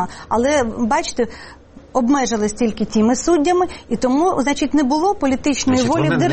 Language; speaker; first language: Ukrainian; native; Ukrainian